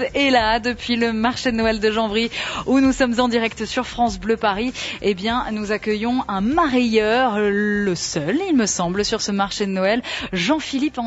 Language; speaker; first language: French; native; French